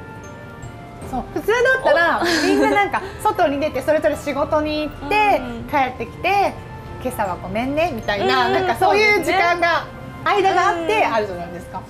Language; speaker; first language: Japanese; native; Japanese